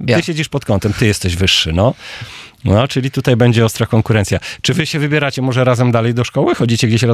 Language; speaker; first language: Polish; native; Polish